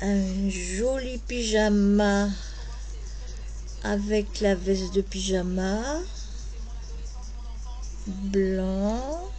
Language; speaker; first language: French; native; French